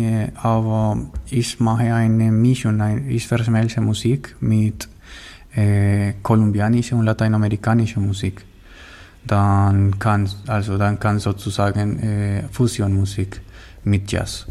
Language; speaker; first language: German; non-native, learner; Spanish